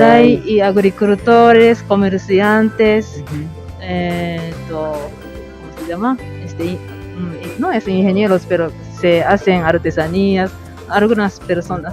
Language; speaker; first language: Spanish; non-native, learner; Japanese